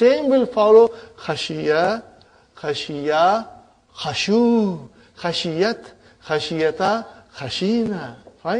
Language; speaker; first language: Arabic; non-native, fluent; Urdu